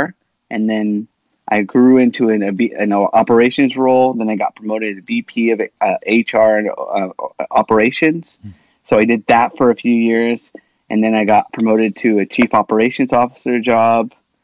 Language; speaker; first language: English; early bilingual, other home language; Spanish